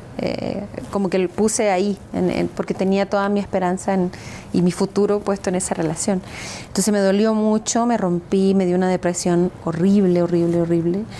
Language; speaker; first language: Spanish; native; Spanish